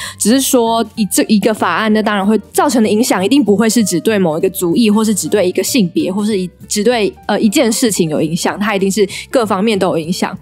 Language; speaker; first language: Chinese; native; Chinese